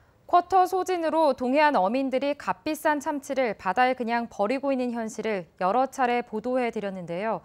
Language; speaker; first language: Korean; native; Korean